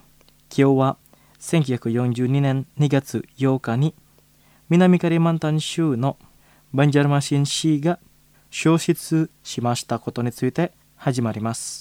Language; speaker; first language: Japanese; non-native, fluent; Indonesian